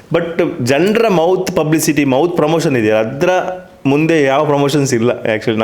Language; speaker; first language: Kannada; non-native, local second language; Tulu